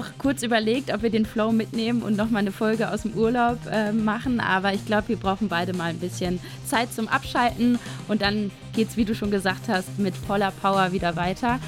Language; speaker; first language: German; native; German